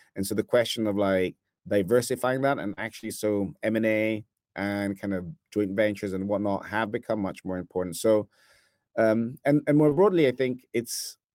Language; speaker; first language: English; non-native, fluent; Italian